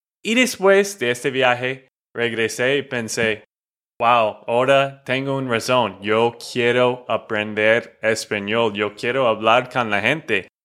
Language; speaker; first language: Spanish; non-native, fluent; English